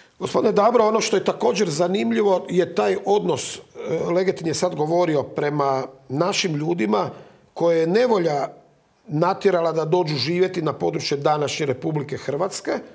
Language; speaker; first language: Croatian; native; Croatian